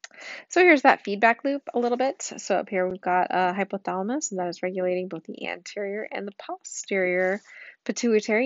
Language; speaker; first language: English; native; English